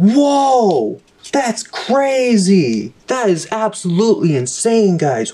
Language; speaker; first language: English; native; English